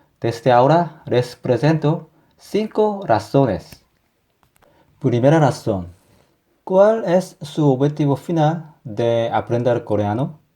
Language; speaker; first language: Spanish; non-native, fluent; Korean